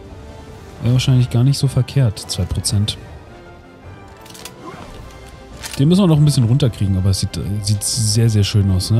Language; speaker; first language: German; native; German